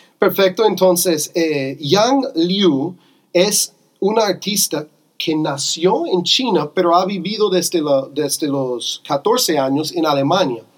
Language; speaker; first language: Spanish; non-native, fluent; English